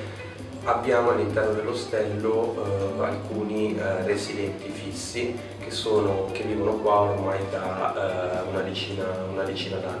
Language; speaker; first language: Italian; native; Italian